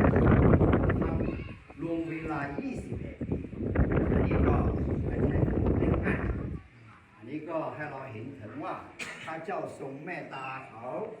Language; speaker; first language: Thai; non-native, local second language; Akha